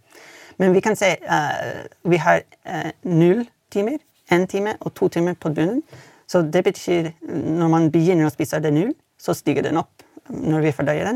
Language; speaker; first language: Swedish; non-native, fluent; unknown